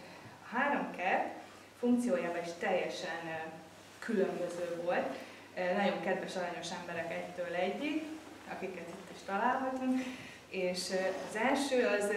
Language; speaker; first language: Hungarian; native; Hungarian